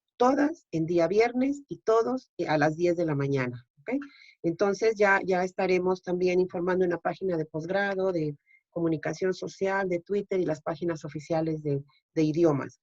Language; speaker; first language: Spanish; native; Spanish